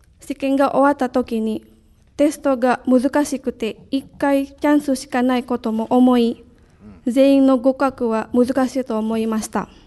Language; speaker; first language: Japanese; non-native, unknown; Indonesian